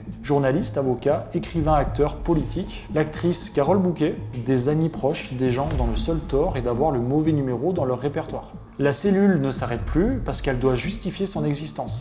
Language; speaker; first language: French; native; French